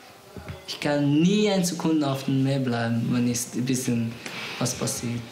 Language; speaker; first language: German; non-native, learner; Somali